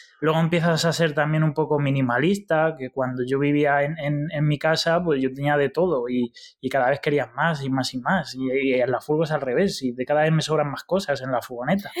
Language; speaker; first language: Spanish; native; Spanish